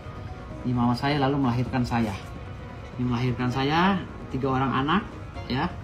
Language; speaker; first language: Indonesian; native; Indonesian